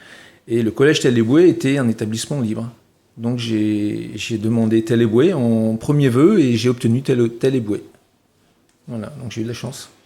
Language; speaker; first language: French; native; French